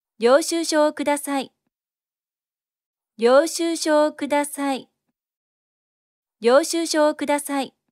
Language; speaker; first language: Japanese; native; Japanese